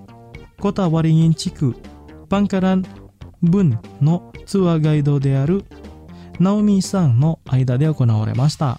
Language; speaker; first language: Japanese; non-native, fluent; Indonesian